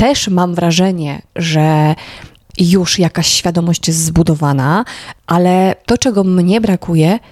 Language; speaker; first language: Polish; native; Polish